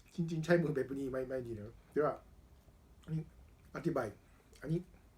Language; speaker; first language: Thai; non-native, learner; Japanese